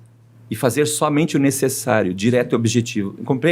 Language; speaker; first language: Portuguese; native; Portuguese